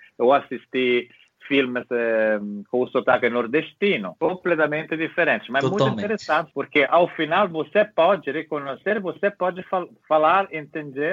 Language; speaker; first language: Portuguese; non-native, fluent; Italian